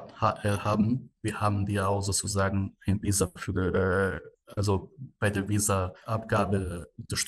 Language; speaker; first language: German; non-native, fluent; Albanian